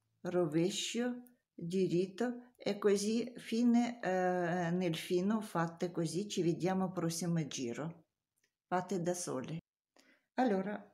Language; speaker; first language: Italian; non-native, learner; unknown